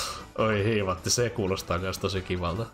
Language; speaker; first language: Finnish; native; Finnish